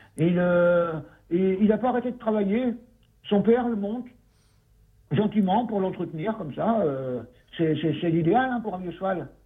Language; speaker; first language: French; native; French